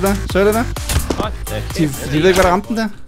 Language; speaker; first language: Danish; native; Danish